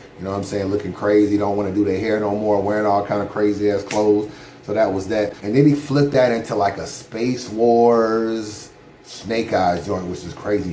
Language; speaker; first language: English; native; English